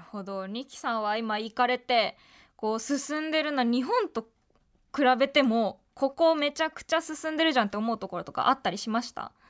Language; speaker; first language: Japanese; native; Japanese